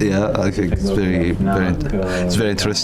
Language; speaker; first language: English; non-native, learner; Italian